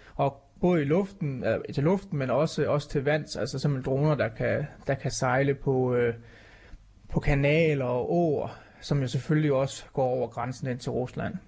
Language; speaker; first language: Danish; native; Danish